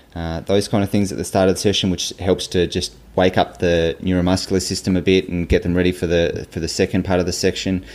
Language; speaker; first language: English; native; English